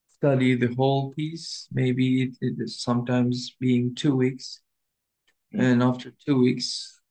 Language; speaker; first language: English; non-native, learner; Turkish